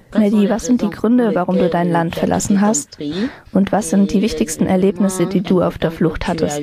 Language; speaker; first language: German; non-native, fluent; French